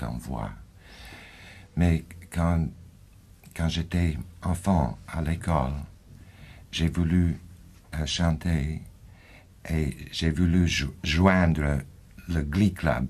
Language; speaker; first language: French; non-native, fluent; English